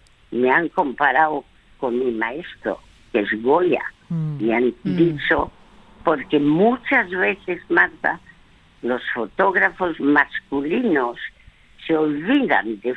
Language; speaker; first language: Spanish; early bilingual, other home language; French